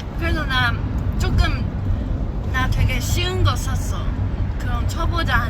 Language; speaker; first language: Korean; non-native, fluent; Chinese